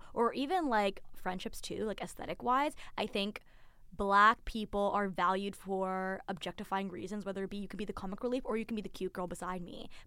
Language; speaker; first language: English; early bilingual, other home language; Tigrinya